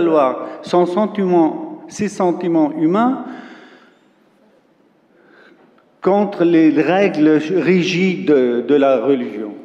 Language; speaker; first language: French; non-native, local second language; Arabic